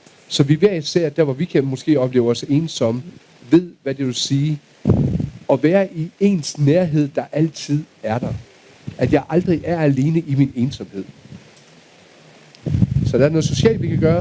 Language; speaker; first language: Danish; native; Danish